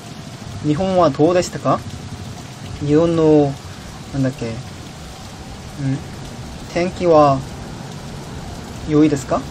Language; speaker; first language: Japanese; non-native, learner; Korean